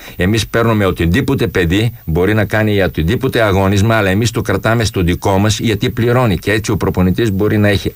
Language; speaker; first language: Greek; non-native, fluent; Polish